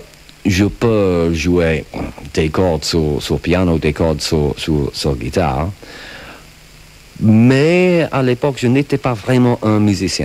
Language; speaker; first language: French; non-native, fluent; English